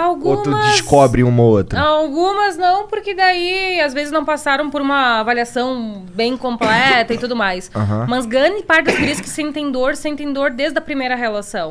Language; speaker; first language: Portuguese; native; Portuguese